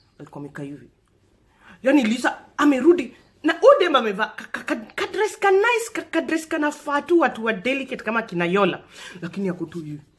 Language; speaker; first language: Swahili; non-native, local second language; Luo (Kenya and Tanzania)